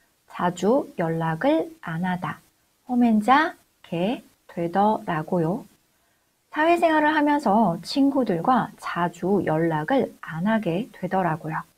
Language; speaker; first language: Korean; non-native, fluent; Chinese